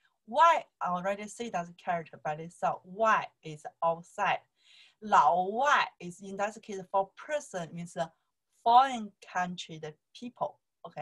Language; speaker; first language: English; non-native, learner; Chinese